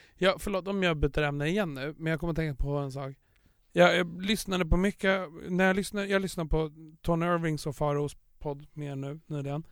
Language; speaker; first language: Swedish; native; Swedish